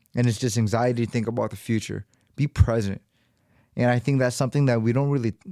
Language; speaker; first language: English; native; English